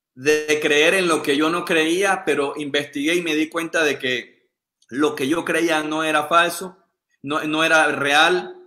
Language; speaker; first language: Spanish; native; Spanish